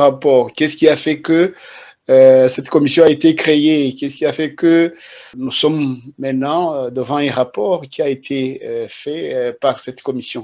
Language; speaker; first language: French; non-native, local second language; Kinyarwanda